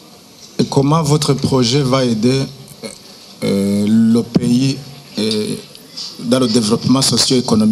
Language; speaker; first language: French; non-native, local second language; Rundi